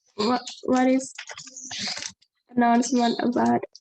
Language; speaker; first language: English; non-native, learner; Indonesian